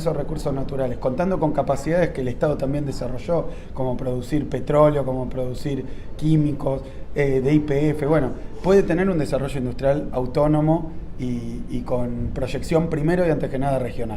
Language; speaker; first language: Spanish; native; Spanish